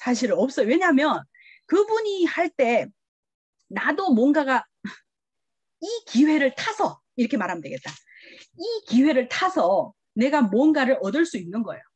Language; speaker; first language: Korean; early bilingual, heritage; Korean